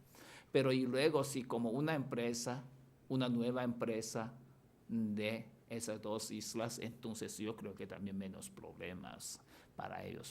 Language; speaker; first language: Spanish; non-native, fluent; Chinese